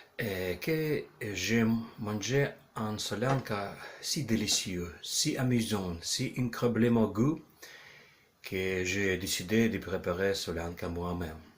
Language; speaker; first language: French; non-native, learner; Ukrainian